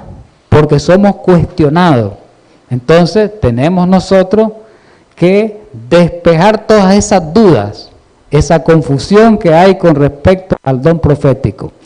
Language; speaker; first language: Spanish; native; Spanish